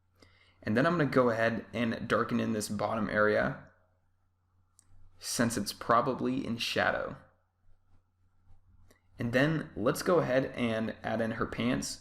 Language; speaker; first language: English; native; English